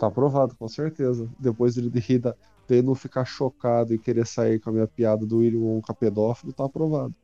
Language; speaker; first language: Portuguese; native; Portuguese